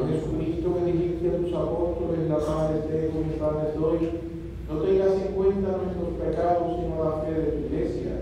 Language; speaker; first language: Spanish; native; Spanish